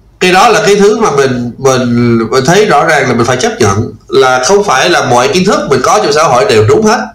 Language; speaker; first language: Vietnamese; non-native, fluent; English